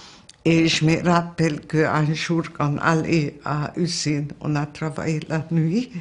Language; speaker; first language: French; non-native, fluent; Hungarian